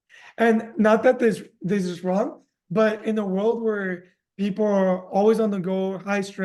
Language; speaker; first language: English; early bilingual, other home language; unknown